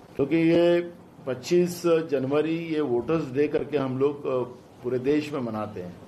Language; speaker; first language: Hindi; non-native, local second language; Marathi